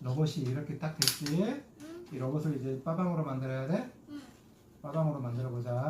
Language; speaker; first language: Korean; native; Korean